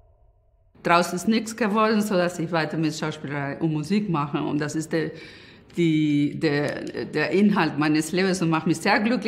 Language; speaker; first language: German; non-native, fluent; Spanish